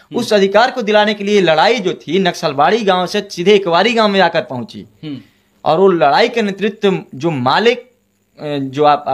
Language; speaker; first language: Hindi; native; Hindi